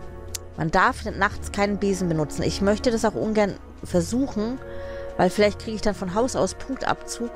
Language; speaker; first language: German; native; German